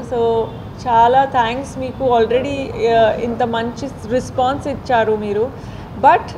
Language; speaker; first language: Telugu; non-native, fluent; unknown